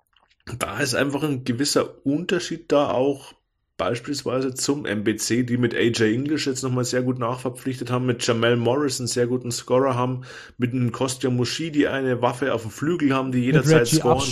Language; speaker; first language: German; native; German